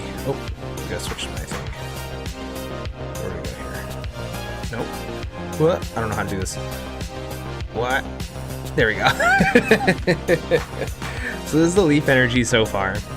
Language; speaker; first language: English; native; English